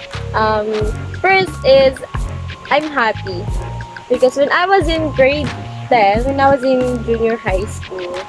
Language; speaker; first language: English; non-native, local second language; Filipino